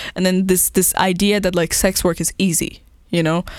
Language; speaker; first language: English; non-native, fluent; Persian